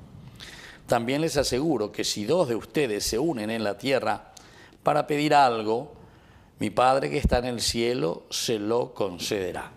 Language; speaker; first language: Spanish; native; Spanish